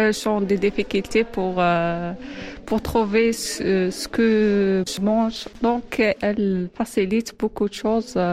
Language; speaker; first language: French; non-native, local second language; Arabic